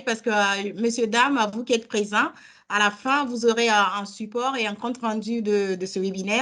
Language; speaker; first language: French; native; French